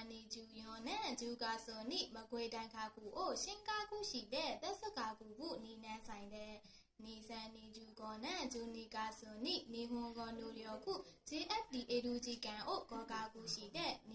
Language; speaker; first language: Japanese; non-native, learner; Burmese